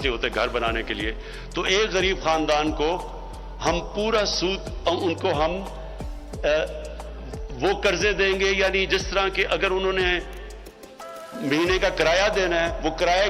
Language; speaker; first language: Urdu; native; Urdu